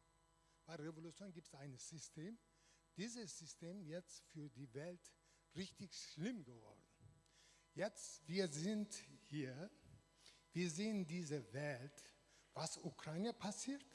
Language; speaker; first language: German; non-native, learner; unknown